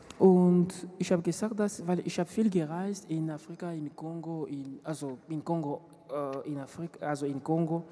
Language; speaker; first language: German; non-native, learner; French